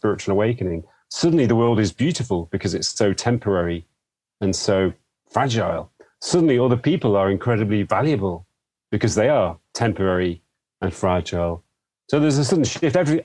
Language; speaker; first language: English; native; English